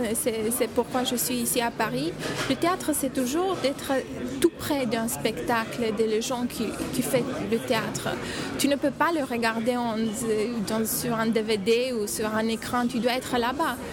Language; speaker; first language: French; non-native, fluent; Romanian